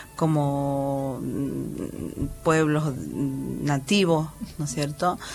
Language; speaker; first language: Spanish; native; Spanish